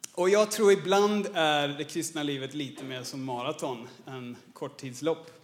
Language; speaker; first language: Swedish; non-native, fluent; English